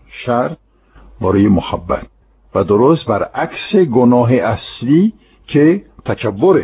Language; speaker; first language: Persian; non-native, fluent; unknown